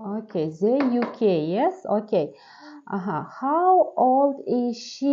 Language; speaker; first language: English; non-native, learner; Kazakh